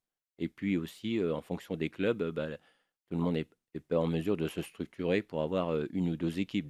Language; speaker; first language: French; native; French